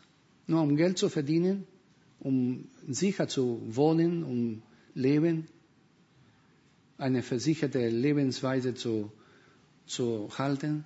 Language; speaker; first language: German; non-native, fluent; Spanish